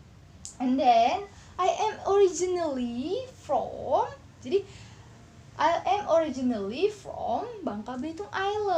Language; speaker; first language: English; non-native, learner; Indonesian